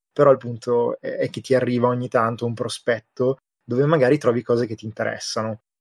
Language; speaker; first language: Italian; native; Italian